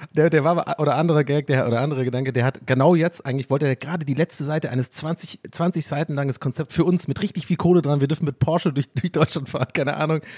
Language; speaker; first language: German; early bilingual, other home language; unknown